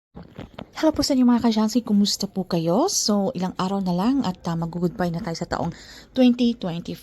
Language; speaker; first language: Filipino; native; Filipino